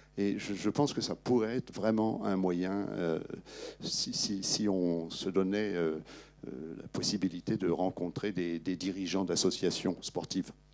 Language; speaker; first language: French; native; French